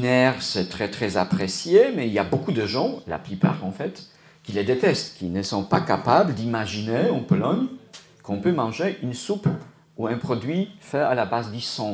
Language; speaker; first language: French; non-native, fluent; Polish